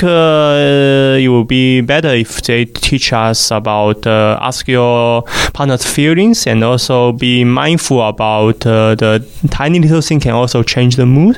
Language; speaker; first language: English; non-native, fluent; Chinese